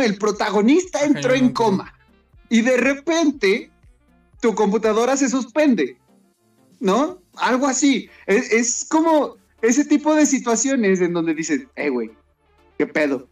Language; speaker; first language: Spanish; native; Spanish